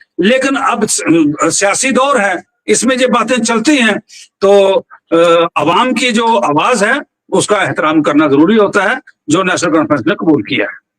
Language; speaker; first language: Hindi; non-native, local second language; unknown